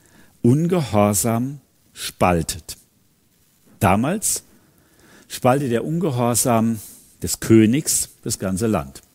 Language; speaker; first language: German; native; German